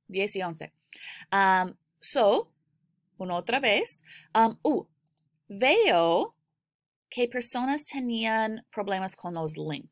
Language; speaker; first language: Spanish; non-native, learner; English